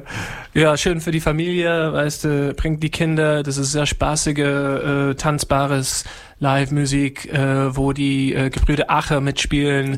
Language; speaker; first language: German; non-native, fluent; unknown